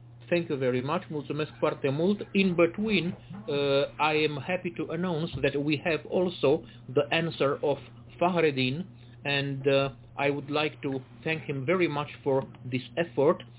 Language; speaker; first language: English; non-native, fluent; Romanian